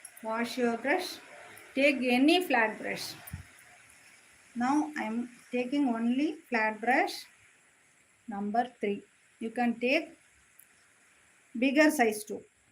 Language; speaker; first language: English; non-native, local second language; Tamil